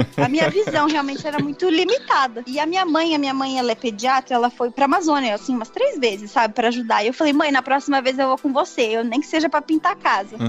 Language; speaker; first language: Portuguese; native; Portuguese